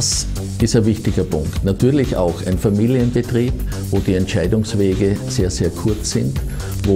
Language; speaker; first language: German; native; German